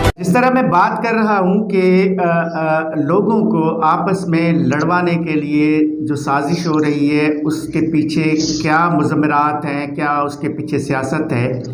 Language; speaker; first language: Urdu; native; Urdu